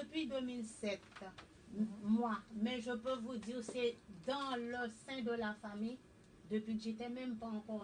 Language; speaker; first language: French; native; French